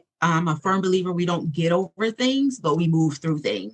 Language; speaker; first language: English; native; English